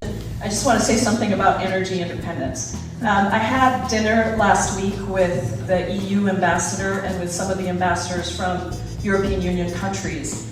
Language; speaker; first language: English; native; English